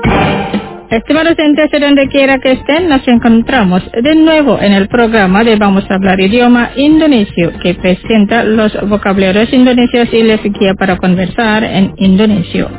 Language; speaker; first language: Spanish; non-native, fluent; Indonesian